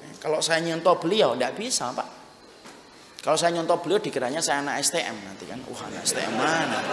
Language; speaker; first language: Indonesian; native; Indonesian